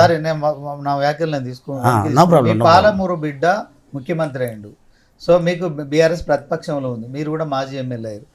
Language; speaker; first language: Telugu; native; Telugu